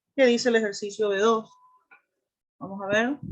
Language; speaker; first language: Spanish; native; Spanish